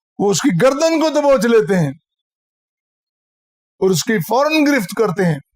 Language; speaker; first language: Urdu; non-native, local second language; Punjabi